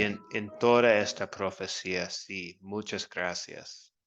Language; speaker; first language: Spanish; non-native, fluent; English